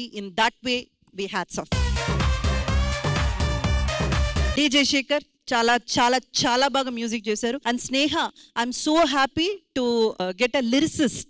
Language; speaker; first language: Telugu; native; Telugu